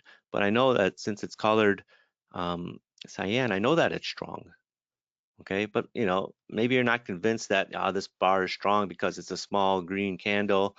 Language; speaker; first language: English; native; English